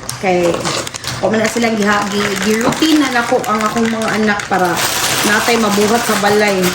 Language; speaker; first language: Filipino; native; Filipino